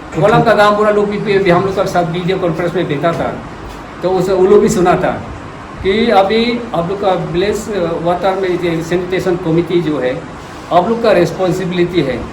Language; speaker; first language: Hindi; non-native, local second language; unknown